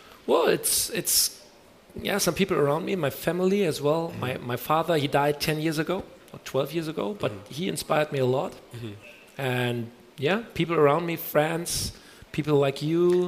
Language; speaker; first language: English; non-native, fluent; German